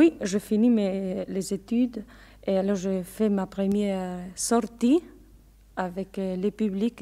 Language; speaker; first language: French; non-native, learner; Spanish